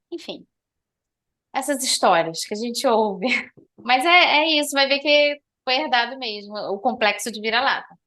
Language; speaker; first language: Portuguese; native; Portuguese